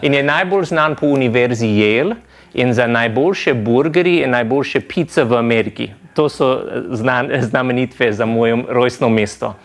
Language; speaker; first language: Slovenian; non-native, fluent; English